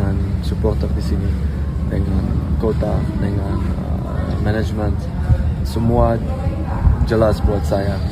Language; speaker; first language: Indonesian; non-native, fluent; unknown